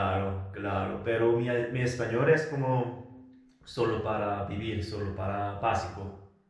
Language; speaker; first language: Spanish; non-native, learner; Korean